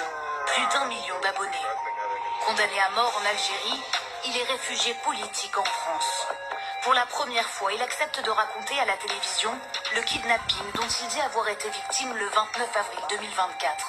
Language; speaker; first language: French; native; French